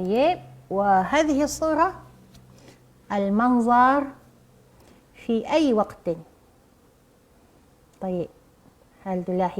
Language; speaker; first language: Arabic; non-native, fluent; Malay